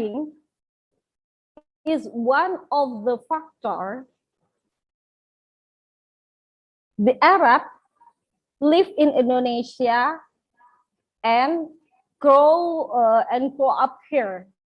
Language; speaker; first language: English; non-native, learner; Indonesian